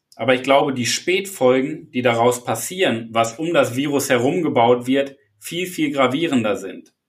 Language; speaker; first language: German; native; German